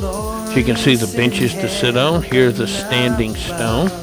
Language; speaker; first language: English; native; English